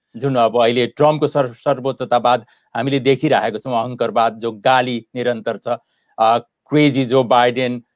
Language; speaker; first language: Nepali; native; Nepali